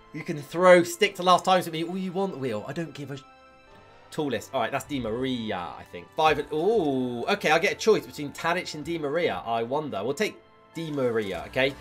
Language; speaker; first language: English; native; English